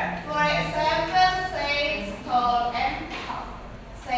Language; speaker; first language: English; non-native, learner; Indonesian